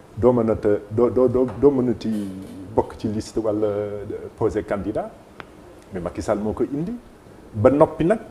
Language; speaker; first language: Wolof; native; Wolof